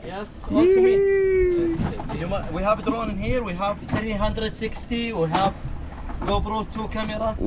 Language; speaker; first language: English; non-native, learner; Arabic